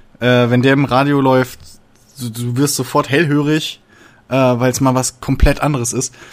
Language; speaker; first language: German; native; German